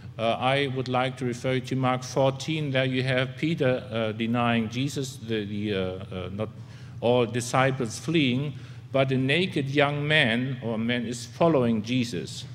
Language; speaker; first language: English; non-native, fluent; German